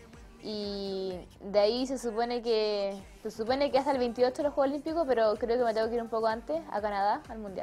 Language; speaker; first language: Spanish; native; Spanish